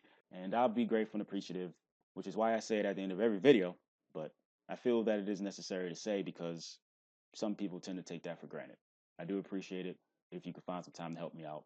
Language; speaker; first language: English; native; English